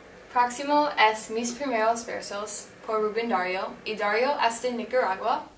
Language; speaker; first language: Spanish; non-native, learner; English